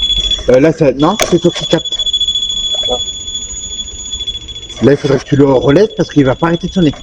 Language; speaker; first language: French; native; French